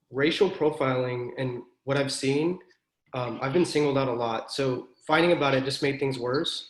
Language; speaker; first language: English; native; English